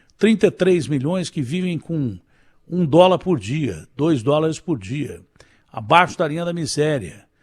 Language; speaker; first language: Portuguese; native; Portuguese